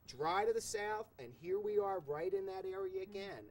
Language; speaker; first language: English; native; English